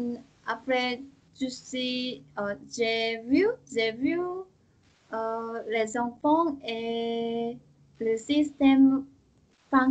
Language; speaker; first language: French; non-native, learner; Korean